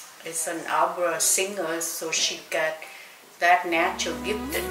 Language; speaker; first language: English; early bilingual, other home language; Vietnamese